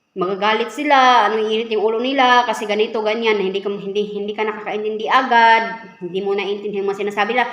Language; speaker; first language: Filipino; native; Filipino